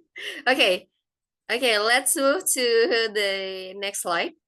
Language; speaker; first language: English; non-native, fluent; Indonesian